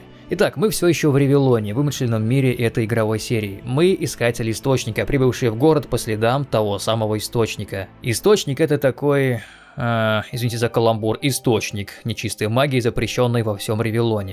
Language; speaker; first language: Russian; native; Russian